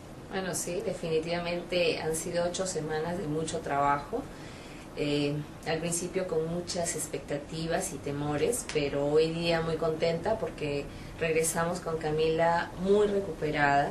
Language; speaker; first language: Spanish; native; Spanish